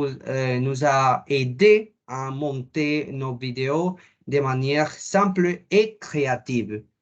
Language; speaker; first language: French; non-native, learner; Spanish